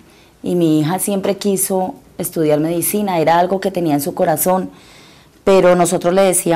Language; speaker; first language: Spanish; native; Spanish